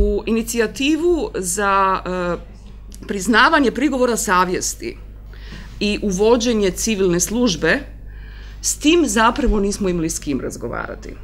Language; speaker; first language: Croatian; native; Croatian